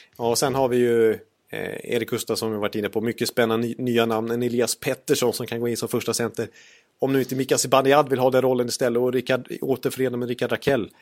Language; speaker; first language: Swedish; native; Swedish